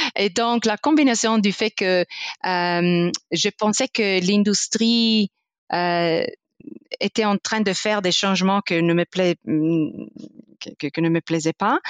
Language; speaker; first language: French; non-native, fluent; Italian